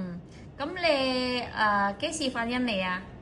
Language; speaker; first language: Cantonese; native; Cantonese